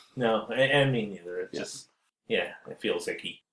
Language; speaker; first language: English; native; English